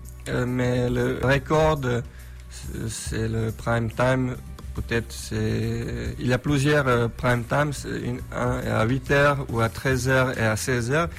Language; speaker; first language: French; non-native, fluent; Slovenian